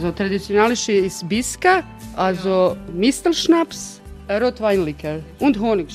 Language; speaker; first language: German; non-native, fluent; Croatian